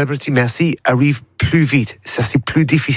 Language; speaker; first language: French; non-native, learner; English